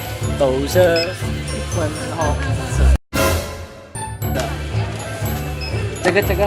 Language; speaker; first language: Chinese; non-native, learner; Indonesian